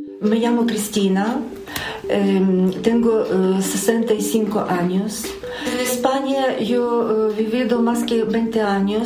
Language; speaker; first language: Spanish; non-native, learner; Ukrainian